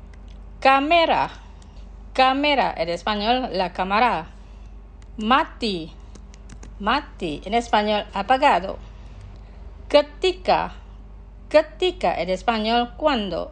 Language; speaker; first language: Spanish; non-native, fluent; Indonesian